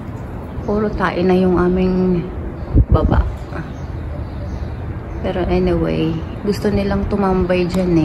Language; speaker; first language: Filipino; native; Filipino